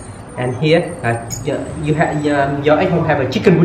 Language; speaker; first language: English; non-native, local second language; Vietnamese